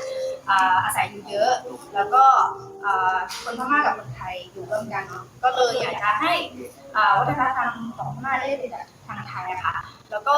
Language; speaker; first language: Thai; non-native, fluent; Burmese